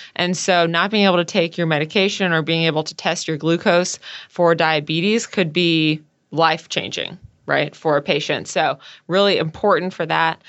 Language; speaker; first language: English; native; English